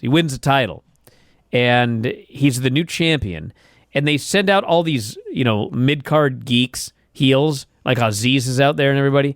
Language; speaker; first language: English; native; English